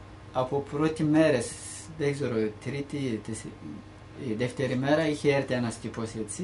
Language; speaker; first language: Greek; non-native, learner; Turkish